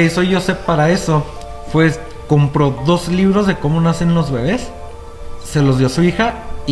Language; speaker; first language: Spanish; native; Spanish